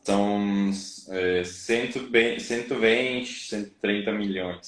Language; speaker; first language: Portuguese; non-native, learner; Spanish